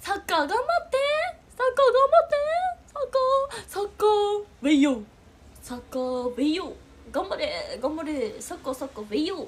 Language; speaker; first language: Japanese; native; Japanese